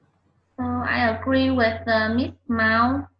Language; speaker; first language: English; non-native, learner; Vietnamese